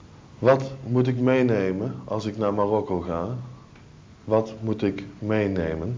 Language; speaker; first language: Dutch; native; Dutch